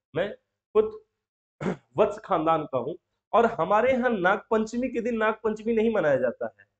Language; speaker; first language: Hindi; native; Hindi